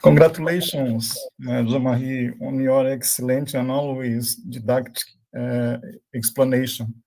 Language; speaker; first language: English; non-native, fluent; Portuguese